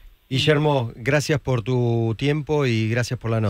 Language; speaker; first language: Spanish; native; Spanish